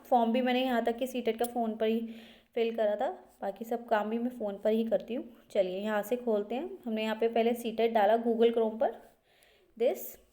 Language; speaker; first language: Hindi; native; Hindi